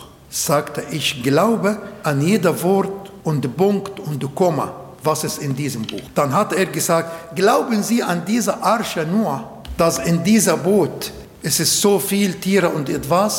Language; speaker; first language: German; non-native, learner; Arabic